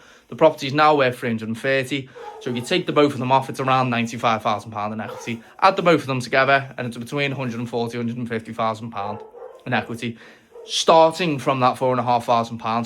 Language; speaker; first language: English; native; English